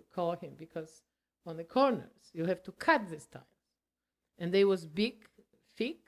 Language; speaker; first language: English; non-native, learner; Polish